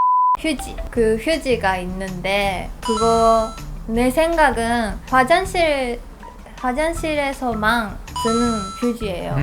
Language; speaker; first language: Korean; non-native, fluent; Japanese